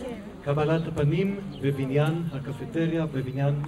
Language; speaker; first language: Hebrew; native; Hebrew